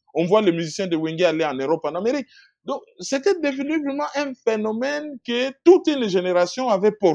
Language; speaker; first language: French; non-native, local second language; Lingala